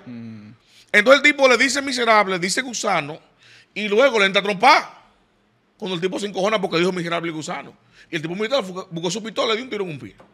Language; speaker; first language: Spanish; native; Spanish